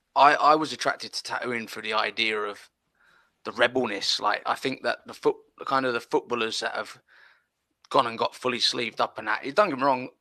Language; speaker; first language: English; early bilingual, other home language; Spanish